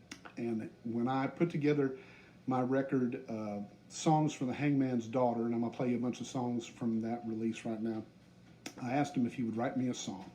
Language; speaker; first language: English; native; English